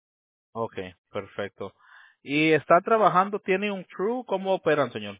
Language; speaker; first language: Spanish; native; Spanish